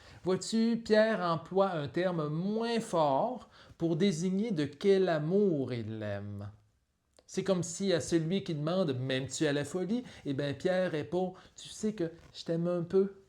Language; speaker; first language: French; native; French